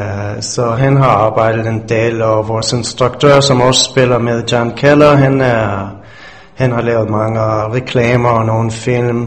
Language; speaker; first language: Danish; non-native, fluent; English